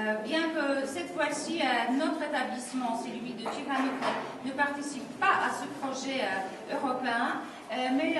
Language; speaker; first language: French; non-native, fluent; Polish